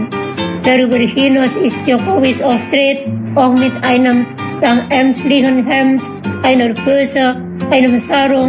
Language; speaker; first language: German; non-native, fluent; Indonesian